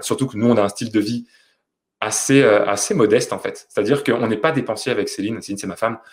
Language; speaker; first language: French; native; French